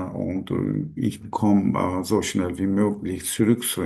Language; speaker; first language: German; non-native, learner; Turkish